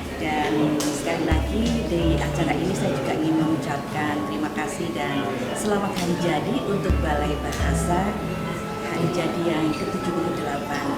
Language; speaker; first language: Indonesian; non-native, local second language; Javanese